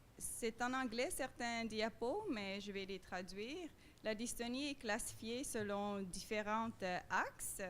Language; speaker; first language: French; non-native, fluent; Dutch